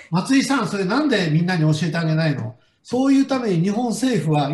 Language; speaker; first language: Japanese; native; Japanese